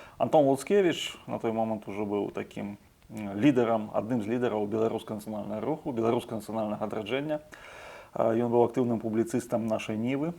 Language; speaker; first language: Belarusian; native; Belarusian